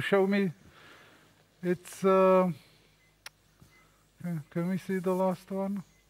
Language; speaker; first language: English; non-native, fluent; Czech